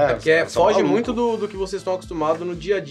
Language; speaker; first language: Portuguese; native; Portuguese